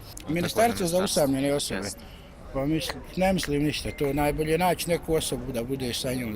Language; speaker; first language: Bosnian; native; Bosnian